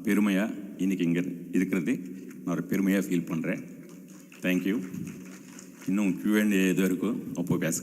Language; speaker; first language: Tamil; non-native, fluent; Telugu